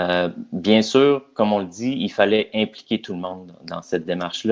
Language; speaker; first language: French; native; French